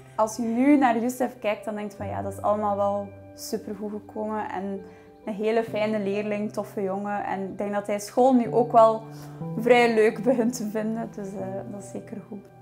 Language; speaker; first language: Dutch; native; Dutch